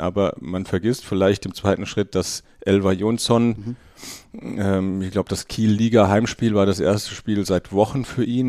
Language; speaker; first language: German; native; German